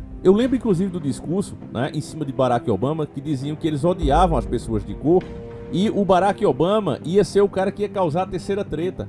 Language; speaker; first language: Portuguese; native; Portuguese